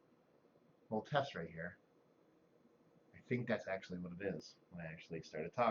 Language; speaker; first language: English; native; English